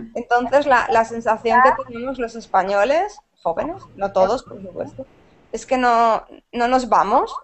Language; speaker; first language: Spanish; native; Spanish